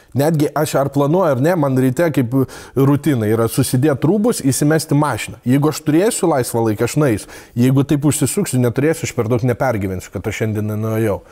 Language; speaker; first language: Lithuanian; native; Lithuanian